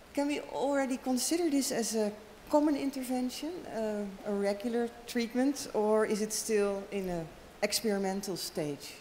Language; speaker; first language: English; non-native, fluent; Dutch